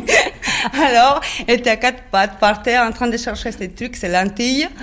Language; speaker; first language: French; non-native, fluent; Spanish